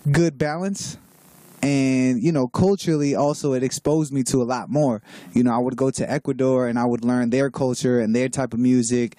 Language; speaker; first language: English; native; English